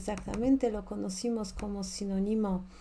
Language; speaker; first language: Spanish; non-native, fluent; Polish